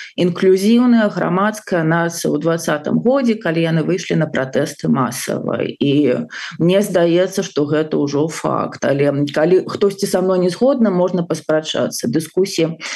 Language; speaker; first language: Belarusian; non-native, local second language; Russian